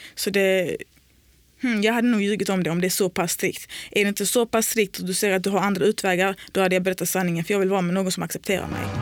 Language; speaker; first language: Swedish; early bilingual, other home language; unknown